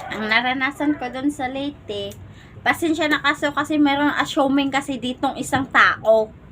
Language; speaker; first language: Filipino; non-native, local second language; Cebuano